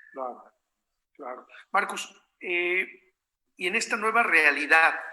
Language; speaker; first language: Spanish; native; Spanish